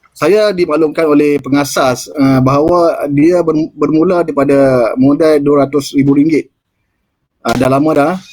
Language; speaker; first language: Malay; native; Malay